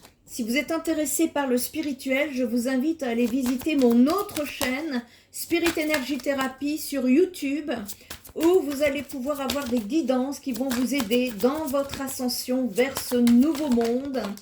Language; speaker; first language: French; native; French